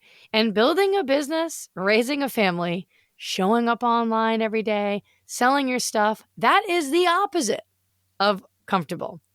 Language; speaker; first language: English; native; English